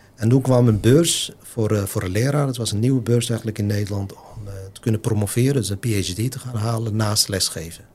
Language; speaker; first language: Dutch; non-native, fluent; Arabic